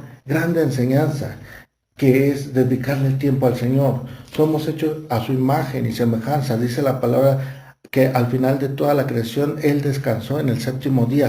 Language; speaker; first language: Spanish; native; Spanish